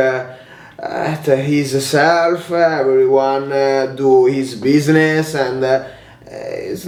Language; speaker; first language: English; non-native, learner; Italian